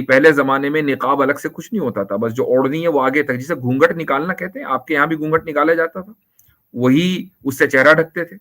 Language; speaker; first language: Hindi; native; Hindi